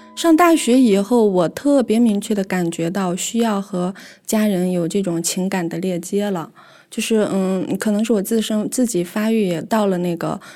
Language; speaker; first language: Chinese; native; Chinese